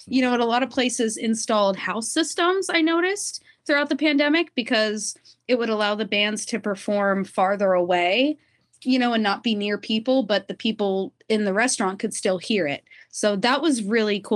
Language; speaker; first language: English; native; English